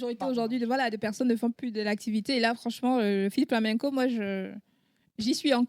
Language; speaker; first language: French; native; French